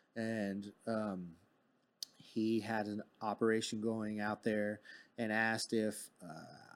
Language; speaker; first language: English; native; English